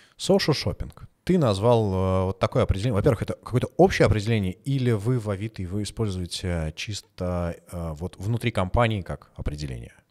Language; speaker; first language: Russian; native; Russian